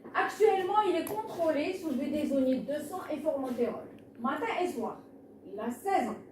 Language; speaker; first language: French; non-native, local second language; Arabic